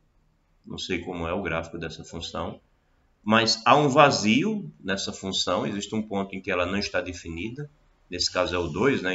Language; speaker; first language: Portuguese; native; Portuguese